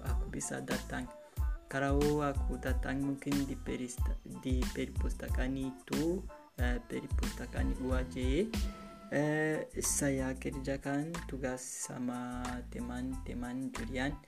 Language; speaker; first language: Indonesian; non-native, learner; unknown